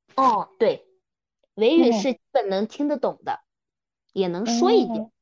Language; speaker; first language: Chinese; non-native, local second language; Kyrgyz